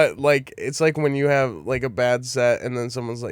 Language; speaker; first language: English; native; English